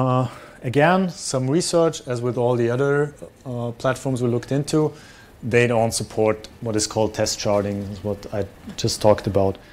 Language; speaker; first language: English; non-native, fluent; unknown